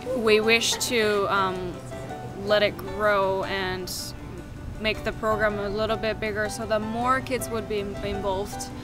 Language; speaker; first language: English; non-native, fluent; Japanese